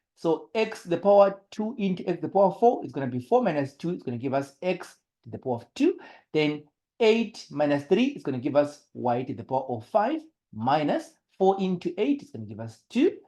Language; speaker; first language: English; non-native, local second language; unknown